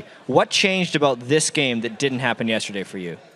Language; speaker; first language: English; native; English